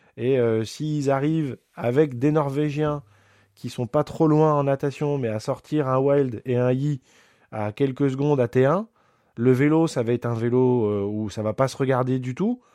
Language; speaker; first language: French; native; French